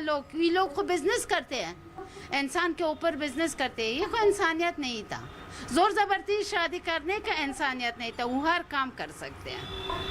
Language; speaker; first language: Hindi; non-native, learner; Persian